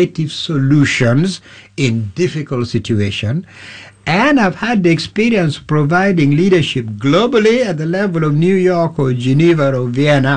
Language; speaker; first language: English; non-native, local second language; Acoli